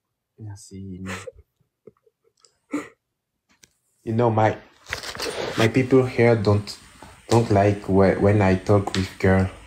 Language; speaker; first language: English; non-native, learner; French